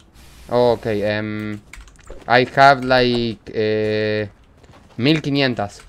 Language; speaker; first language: English; non-native, learner; Spanish